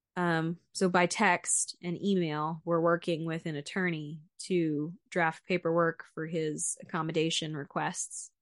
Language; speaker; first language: English; native; English